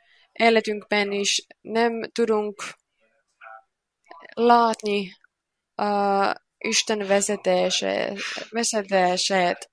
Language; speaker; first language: Hungarian; non-native, learner; Finnish